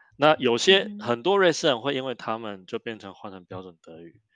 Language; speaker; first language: Chinese; non-native, local second language; Min Nan Chinese